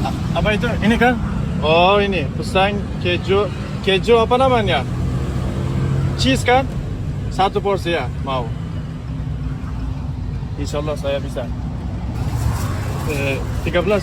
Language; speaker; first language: Indonesian; non-native, learner; Uzbek